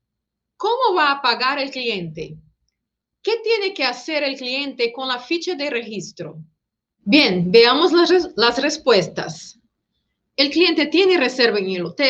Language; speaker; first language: Spanish; non-native, fluent; Portuguese